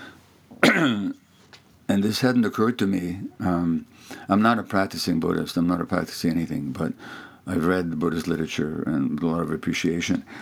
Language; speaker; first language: English; non-native, fluent; Hungarian